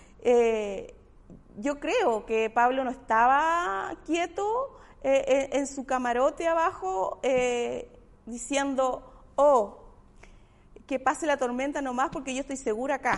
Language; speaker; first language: Spanish; native; Spanish